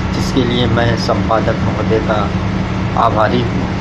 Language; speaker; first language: Hindi; native; Hindi